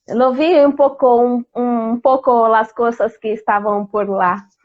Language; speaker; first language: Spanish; non-native, learner; Portuguese